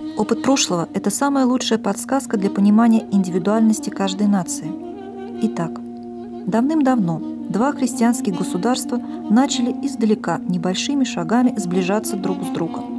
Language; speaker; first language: Russian; native; Russian